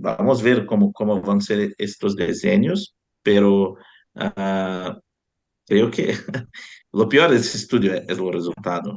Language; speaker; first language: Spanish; non-native, fluent; Portuguese